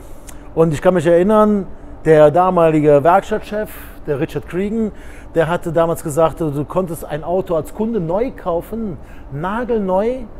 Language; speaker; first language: German; native; German